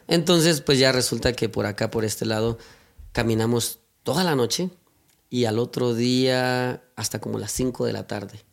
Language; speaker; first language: Spanish; native; Spanish